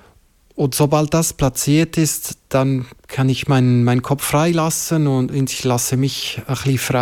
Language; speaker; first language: German; non-native, local second language; French